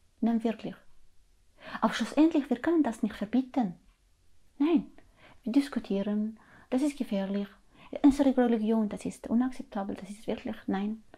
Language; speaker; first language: German; non-native, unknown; Arabic